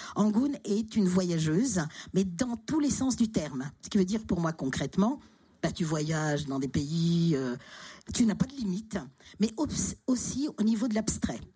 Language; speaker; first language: French; native; French